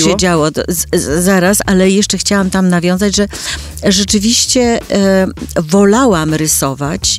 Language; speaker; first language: Polish; native; Polish